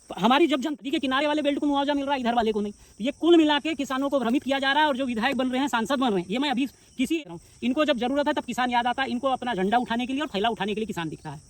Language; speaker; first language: Hindi; native; Hindi